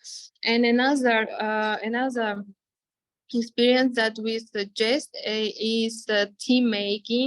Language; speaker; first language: English; non-native, fluent; Armenian